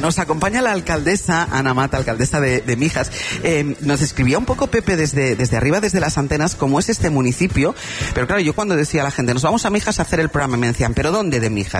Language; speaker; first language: Spanish; native; Spanish